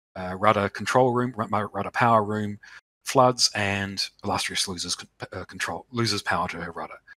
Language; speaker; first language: English; native; English